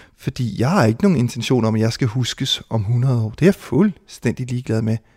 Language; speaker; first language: Danish; native; Danish